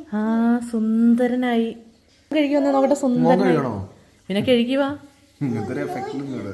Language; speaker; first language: Malayalam; native; Malayalam